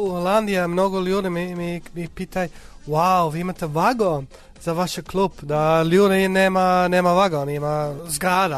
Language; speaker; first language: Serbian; non-native, learner; Dutch